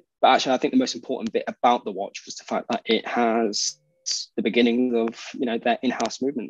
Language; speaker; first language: English; native; English